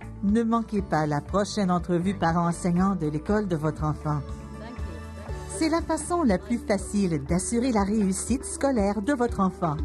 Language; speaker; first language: French; native; French